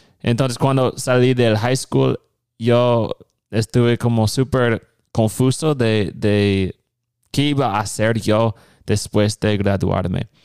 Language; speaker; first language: Spanish; non-native, fluent; English